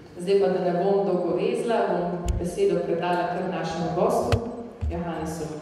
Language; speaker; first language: Slovenian; native; Slovenian